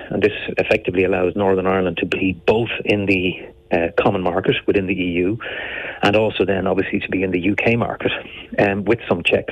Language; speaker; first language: English; native; English